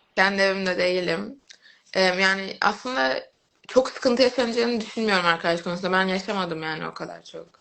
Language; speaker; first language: Turkish; native; Turkish